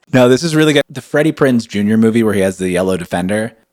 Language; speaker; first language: English; native; English